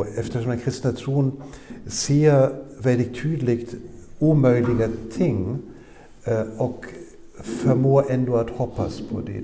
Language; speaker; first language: Swedish; non-native, fluent; German